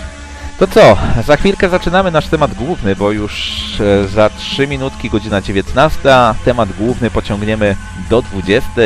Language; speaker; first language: Polish; native; Polish